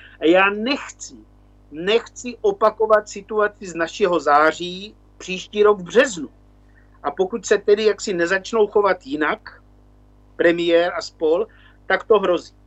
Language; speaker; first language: Czech; native; Czech